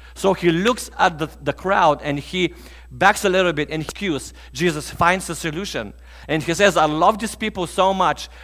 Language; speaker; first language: English; non-native, fluent; Bulgarian